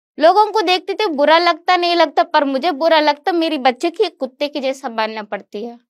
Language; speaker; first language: Hindi; non-native, local second language; Kannada